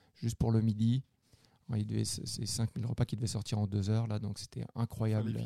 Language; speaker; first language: French; native; French